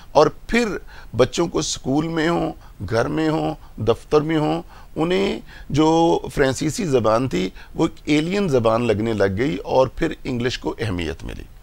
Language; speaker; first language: Urdu; non-native, local second language; Punjabi